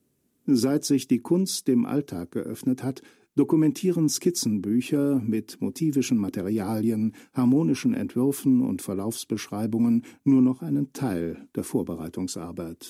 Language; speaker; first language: German; native; German